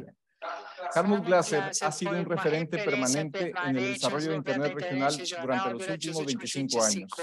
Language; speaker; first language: Spanish; native; Spanish